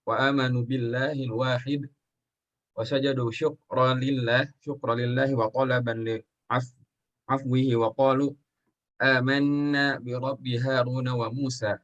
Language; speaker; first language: Arabic; non-native, learner; Indonesian